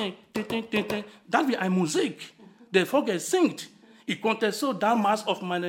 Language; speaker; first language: German; non-native, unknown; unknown